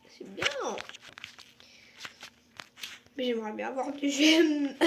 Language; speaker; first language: French; native; French